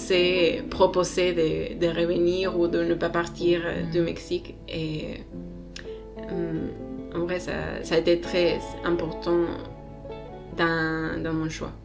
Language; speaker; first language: French; non-native, learner; Spanish